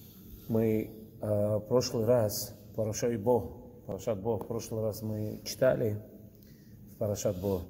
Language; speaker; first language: Russian; early bilingual, heritage; Russian